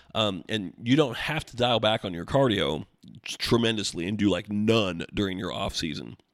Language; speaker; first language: English; native; English